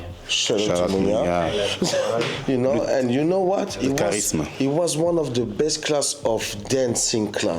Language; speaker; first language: English; non-native, fluent; French